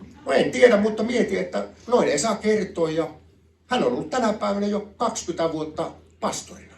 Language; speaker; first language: Finnish; native; Finnish